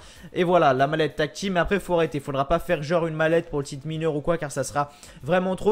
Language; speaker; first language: French; native; French